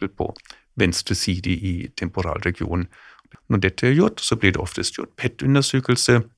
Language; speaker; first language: Norwegian; non-native, fluent; German